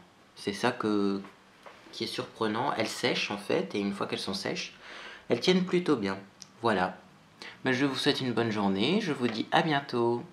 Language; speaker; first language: French; native; French